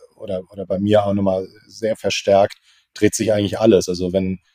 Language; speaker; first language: German; native; German